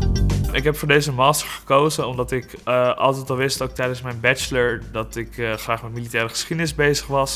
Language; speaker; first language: Dutch; native; Dutch